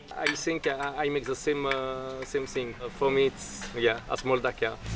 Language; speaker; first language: English; non-native, learner; French